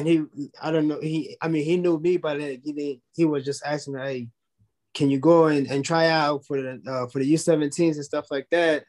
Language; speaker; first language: English; non-native, local second language; Zulu